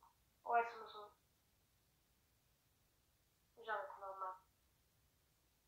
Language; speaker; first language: French; native; French